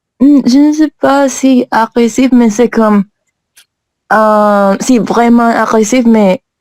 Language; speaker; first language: French; non-native, learner; English